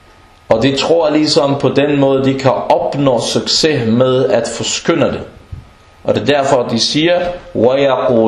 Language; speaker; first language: Danish; non-native, local second language; Arabic